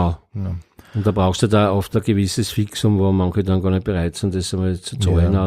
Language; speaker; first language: German; native; German